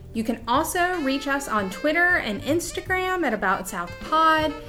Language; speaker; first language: English; native; English